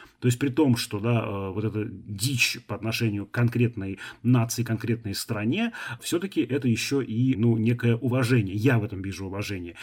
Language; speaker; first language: Russian; native; Russian